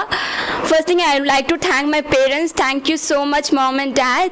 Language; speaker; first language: English; non-native, local second language; Kannada